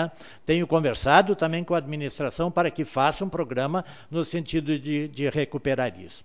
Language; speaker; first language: Portuguese; native; Portuguese